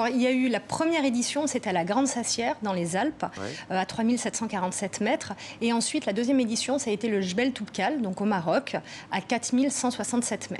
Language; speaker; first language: French; native; French